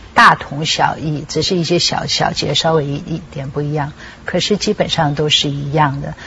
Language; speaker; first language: Chinese; native; Chinese